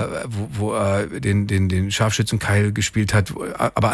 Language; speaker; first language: German; native; German